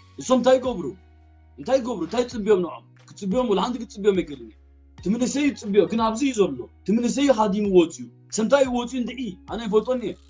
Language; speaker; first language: Tigrinya; early bilingual, heritage; Tigrinya